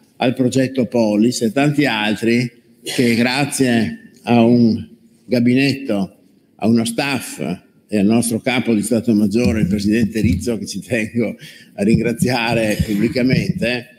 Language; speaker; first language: Italian; native; Italian